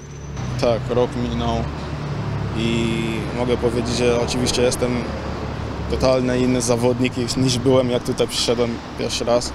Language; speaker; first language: Polish; non-native, fluent; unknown